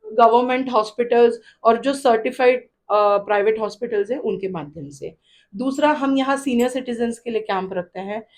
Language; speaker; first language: Hindi; non-native, local second language; Gujarati